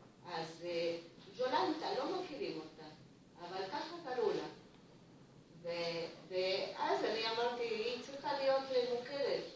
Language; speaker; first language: Hebrew; non-native, fluent; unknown